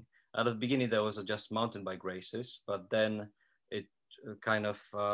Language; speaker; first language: English; non-native, fluent; Polish